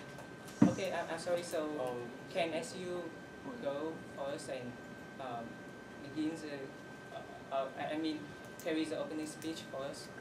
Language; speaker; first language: English; non-native, learner; Vietnamese